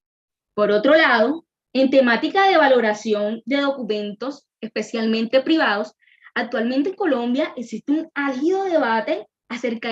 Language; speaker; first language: Spanish; native; Spanish